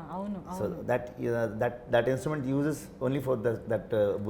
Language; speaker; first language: Telugu; non-native, learner; Kannada